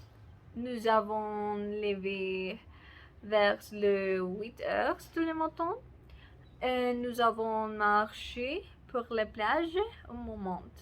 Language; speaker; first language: French; non-native, learner; Spanish